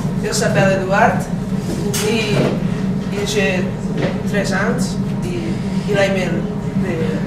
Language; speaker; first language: French; non-native, learner; Catalan